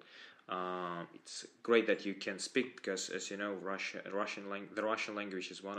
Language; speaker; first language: English; non-native, fluent; Russian